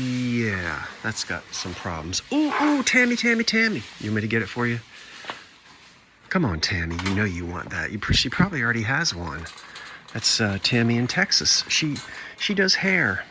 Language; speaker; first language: English; native; English